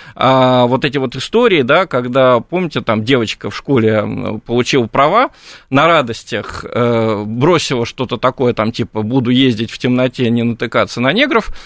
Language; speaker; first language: Russian; native; Russian